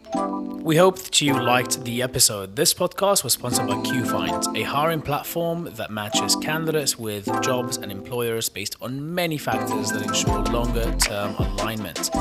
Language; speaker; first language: English; early bilingual, other home language; Arabic